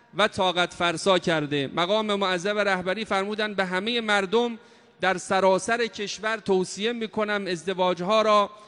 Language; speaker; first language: Persian; native; Persian